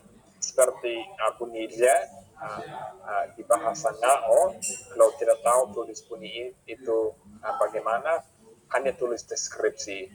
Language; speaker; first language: Indonesian; non-native, fluent; English